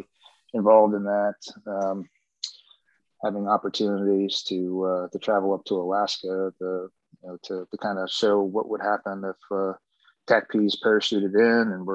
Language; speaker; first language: English; native; English